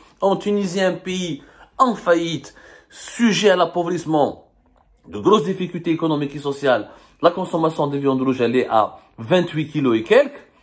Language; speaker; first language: French; non-native, local second language; Arabic